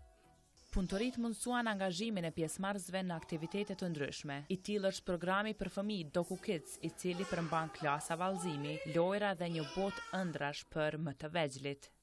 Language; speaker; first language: Albanian; native; Albanian